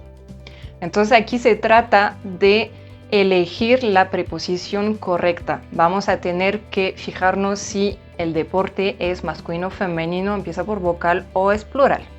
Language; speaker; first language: Spanish; non-native, fluent; French